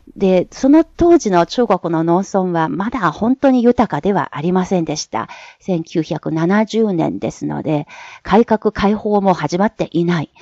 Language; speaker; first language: Japanese; non-native, fluent; Chinese